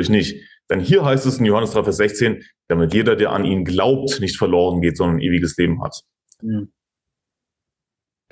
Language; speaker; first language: German; native; German